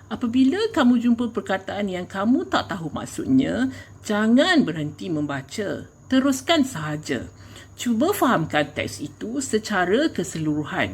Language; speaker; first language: Malay; native; Malay